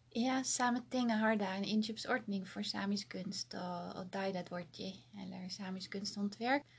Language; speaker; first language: Norwegian; non-native, fluent; Dutch